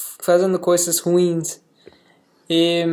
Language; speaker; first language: Portuguese; non-native, learner; English